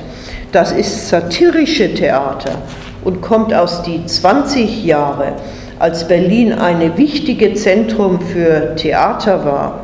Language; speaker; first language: German; non-native, fluent; English